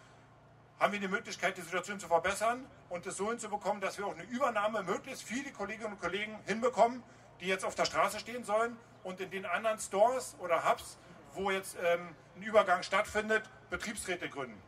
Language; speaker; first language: German; native; German